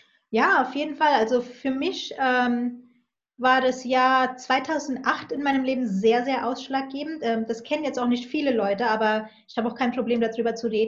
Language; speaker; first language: German; non-native, fluent; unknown